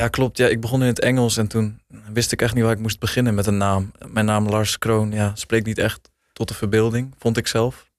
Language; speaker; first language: Dutch; native; Dutch